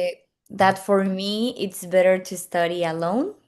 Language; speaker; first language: English; non-native, learner; Spanish